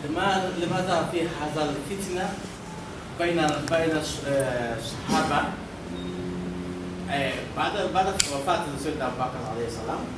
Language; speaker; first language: Arabic; non-native, learner; Malagasy